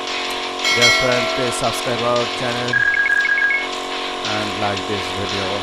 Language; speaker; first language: English; non-native, learner; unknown